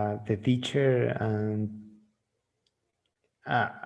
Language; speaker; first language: English; non-native, learner; Spanish